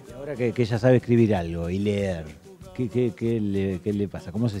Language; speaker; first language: Spanish; native; Spanish